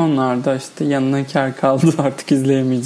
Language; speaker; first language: Turkish; native; Turkish